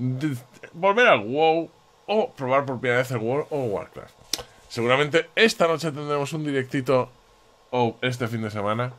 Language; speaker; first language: Spanish; native; Spanish